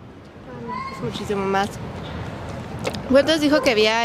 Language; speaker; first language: Spanish; native; Spanish